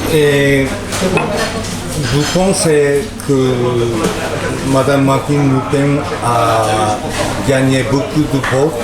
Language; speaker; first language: French; non-native, learner; Japanese